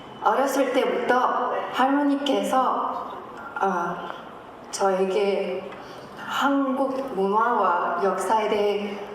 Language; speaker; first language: Korean; non-native, fluent; French